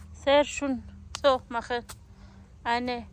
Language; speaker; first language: German; non-native, learner; Persian